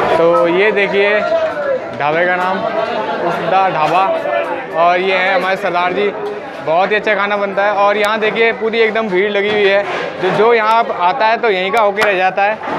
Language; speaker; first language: Hindi; native; Hindi